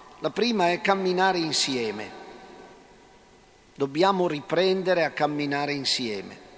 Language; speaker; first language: Italian; native; Italian